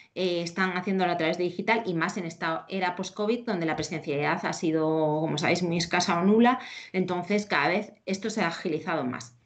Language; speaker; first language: Spanish; native; Spanish